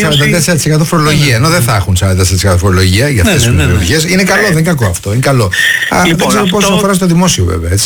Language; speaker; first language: Greek; native; Greek